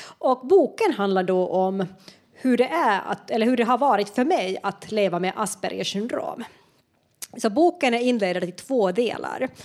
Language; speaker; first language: Swedish; non-native, local second language; Finnish